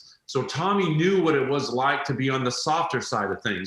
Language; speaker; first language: English; native; English